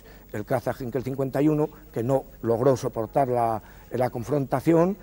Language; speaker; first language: Spanish; native; Spanish